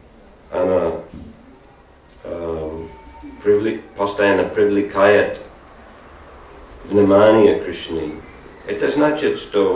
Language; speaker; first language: Russian; non-native, learner; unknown